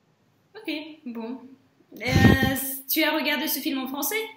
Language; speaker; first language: French; non-native, fluent; Russian